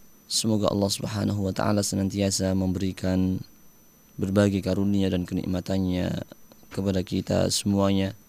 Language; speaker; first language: Indonesian; native; Indonesian